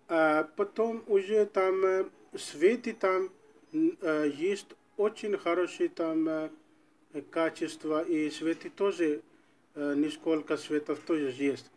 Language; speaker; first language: Russian; non-native, learner; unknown